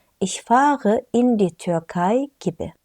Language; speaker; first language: German; non-native, fluent; Turkish